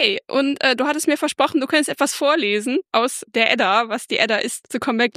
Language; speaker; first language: German; native; German